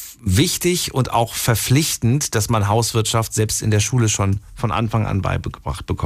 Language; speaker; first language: German; native; German